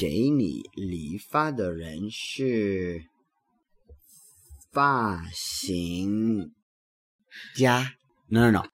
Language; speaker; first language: Chinese; non-native, learner; English